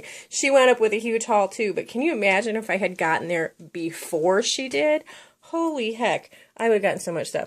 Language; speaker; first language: English; native; English